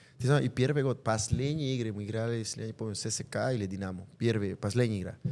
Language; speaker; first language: Russian; non-native, learner; Spanish